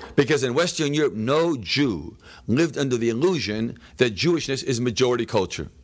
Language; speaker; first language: English; native; English